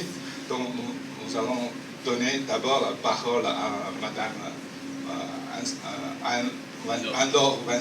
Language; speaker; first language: French; non-native, fluent; Chinese